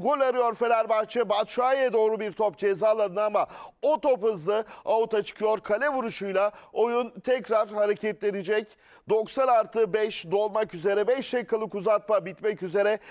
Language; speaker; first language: Turkish; native; Turkish